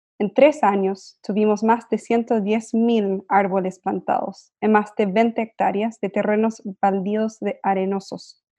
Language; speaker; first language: Spanish; native; Spanish